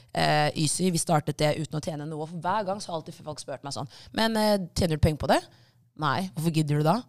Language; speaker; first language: Norwegian; early bilingual, other home language; Tigrinya